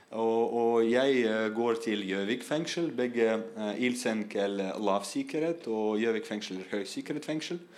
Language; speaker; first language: Norwegian; non-native, learner; Russian